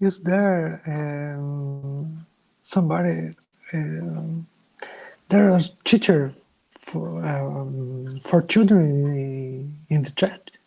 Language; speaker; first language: English; non-native, learner; Portuguese